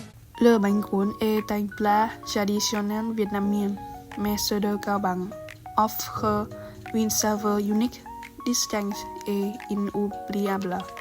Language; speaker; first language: French; non-native, learner; Vietnamese